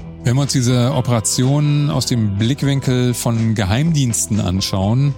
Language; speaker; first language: German; native; German